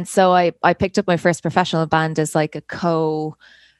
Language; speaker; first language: English; native; English